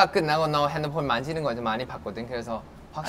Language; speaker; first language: Korean; non-native, fluent; Thai